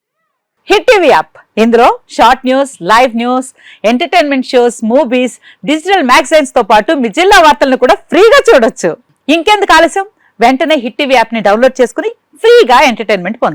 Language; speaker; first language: Telugu; native; Telugu